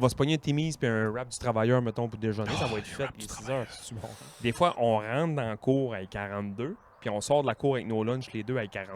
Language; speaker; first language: French; native; French